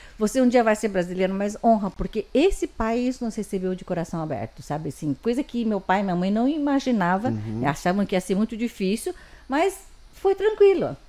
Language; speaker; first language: Portuguese; early bilingual, other home language; Chinese